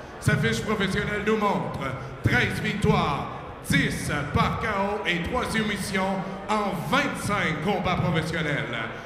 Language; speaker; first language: French; native; French